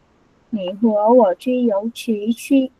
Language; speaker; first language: Chinese; non-native, learner; Vietnamese